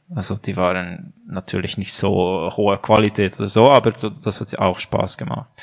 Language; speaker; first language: German; non-native, fluent; Hungarian